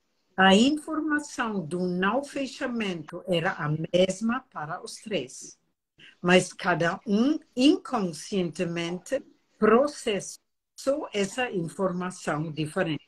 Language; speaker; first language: Portuguese; non-native, fluent; German